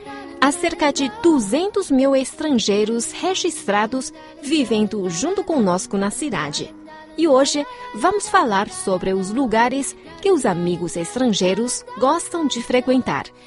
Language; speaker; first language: Portuguese; non-native, fluent; Chinese